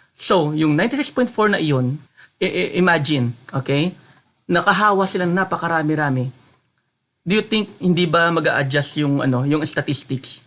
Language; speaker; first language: Filipino; non-native, local second language; Hiligaynon